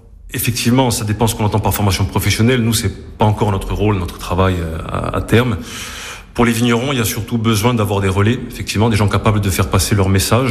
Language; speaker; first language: French; native; French